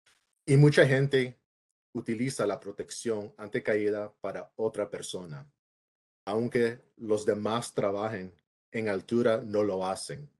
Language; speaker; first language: Spanish; early bilingual, heritage; English